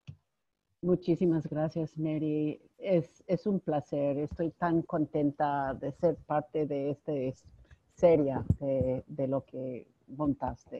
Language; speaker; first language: Spanish; non-native, fluent; English